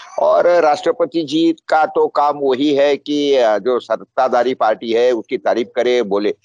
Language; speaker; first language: Hindi; non-native, local second language; Marathi